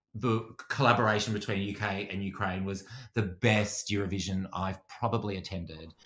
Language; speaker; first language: English; native; English